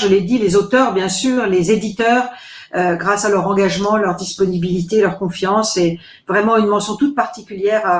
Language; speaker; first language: French; native; French